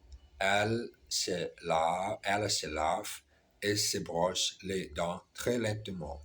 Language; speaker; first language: French; non-native, learner; Portuguese